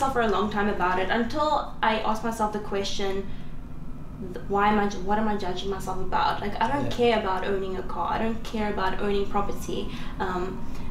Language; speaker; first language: English; non-native, local second language; Afrikaans